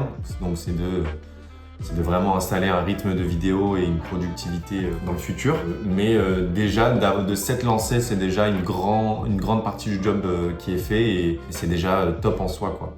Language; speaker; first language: French; native; French